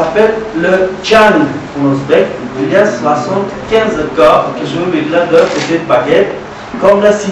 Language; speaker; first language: French; non-native, learner; Uzbek